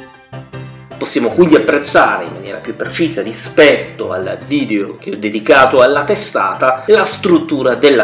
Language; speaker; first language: Italian; native; Italian